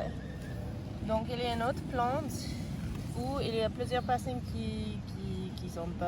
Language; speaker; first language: French; non-native, learner; English